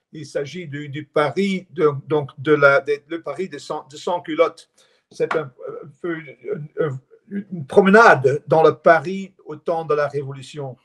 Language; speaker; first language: French; non-native, fluent; Dutch